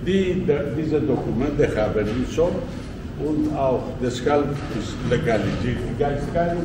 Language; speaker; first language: German; non-native, fluent; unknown